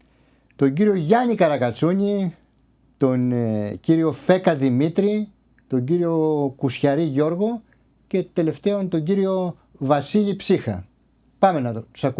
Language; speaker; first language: Greek; native; Greek